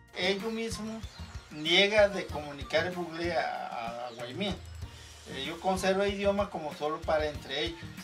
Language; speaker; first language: Spanish; non-native, local second language; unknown